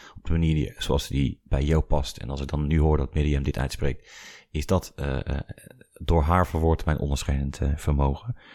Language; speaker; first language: Dutch; native; Dutch